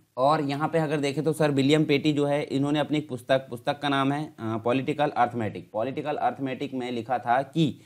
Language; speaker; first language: Hindi; native; Hindi